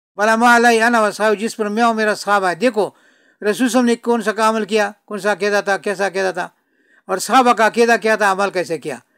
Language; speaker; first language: Urdu; non-native, local second language; Pashto